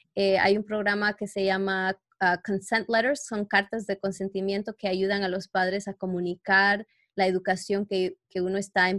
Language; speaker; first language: Spanish; early bilingual, heritage; Spanish